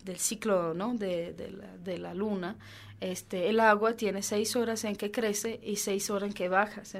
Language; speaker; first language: Spanish; non-native, fluent; Italian